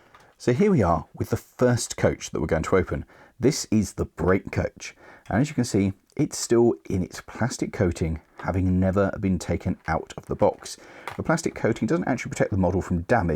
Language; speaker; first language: English; native; English